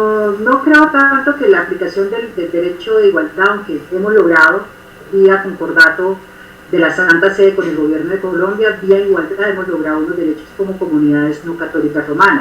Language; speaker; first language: Spanish; native; Spanish